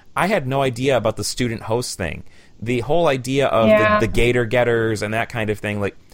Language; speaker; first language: English; native; English